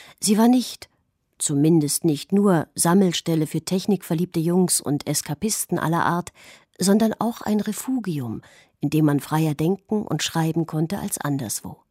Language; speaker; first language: German; native; German